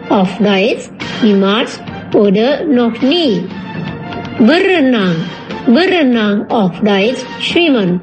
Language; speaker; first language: German; non-native, fluent; Indonesian